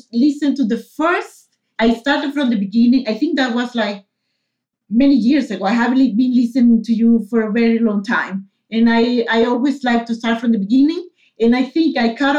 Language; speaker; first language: English; non-native, fluent; Spanish